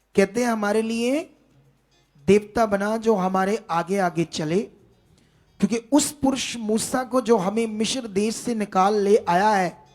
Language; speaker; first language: Hindi; non-native, local second language; Punjabi